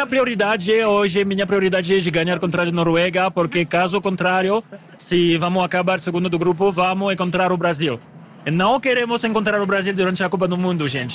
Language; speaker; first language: Portuguese; non-native, learner; French